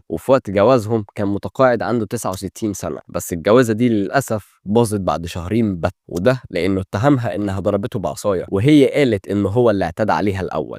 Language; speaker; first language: Arabic; native; Arabic